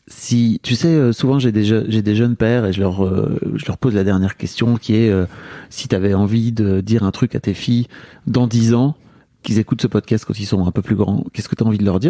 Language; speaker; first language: French; native; French